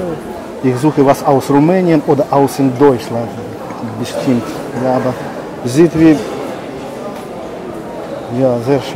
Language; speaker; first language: German; non-native, learner; Russian